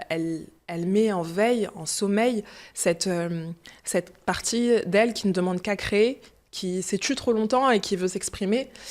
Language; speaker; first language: French; early bilingual, other home language; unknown